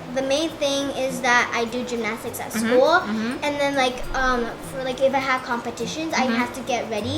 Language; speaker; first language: English; non-native, fluent; Japanese